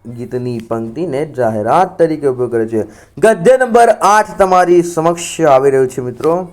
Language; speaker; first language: Gujarati; non-native, local second language; Marathi